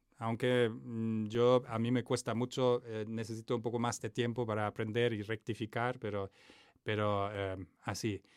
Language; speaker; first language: Spanish; non-native, fluent; German